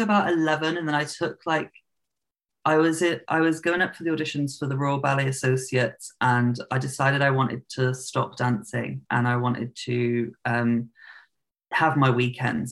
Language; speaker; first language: English; native; English